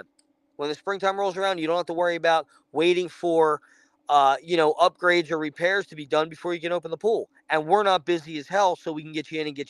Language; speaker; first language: English; native; English